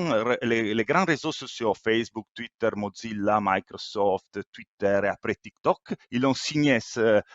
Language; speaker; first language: French; non-native, fluent; Italian